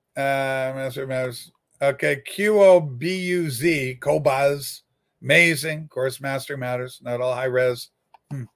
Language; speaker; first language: English; native; English